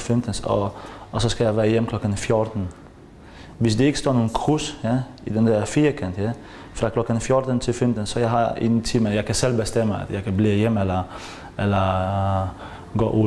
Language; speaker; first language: Danish; non-native, learner; Polish